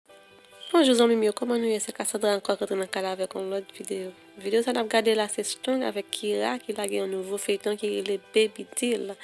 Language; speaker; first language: French; non-native, learner; Haitian Creole